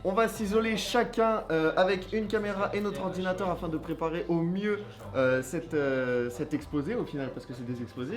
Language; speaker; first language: French; native; French